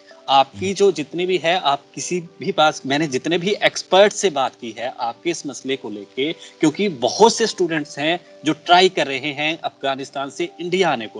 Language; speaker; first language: Hindi; native; Hindi